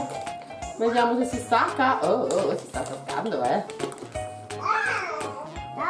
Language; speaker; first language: Italian; native; Italian